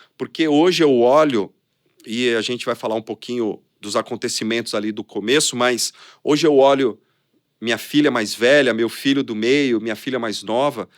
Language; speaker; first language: Portuguese; native; Portuguese